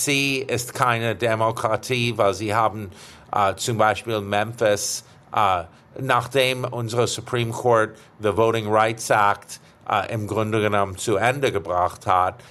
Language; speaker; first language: German; non-native, fluent; English